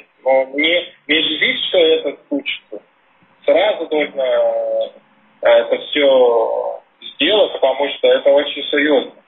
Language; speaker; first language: Russian; non-native, fluent; Portuguese